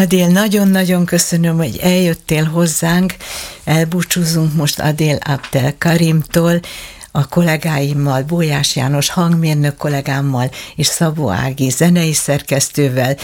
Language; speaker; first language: Hungarian; native; Hungarian